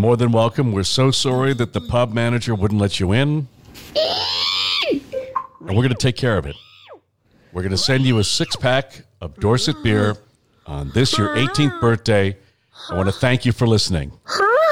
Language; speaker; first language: English; native; English